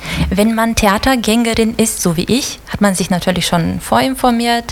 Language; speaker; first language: German; native; German